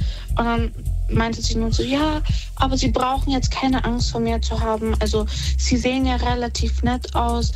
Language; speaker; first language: German; native; German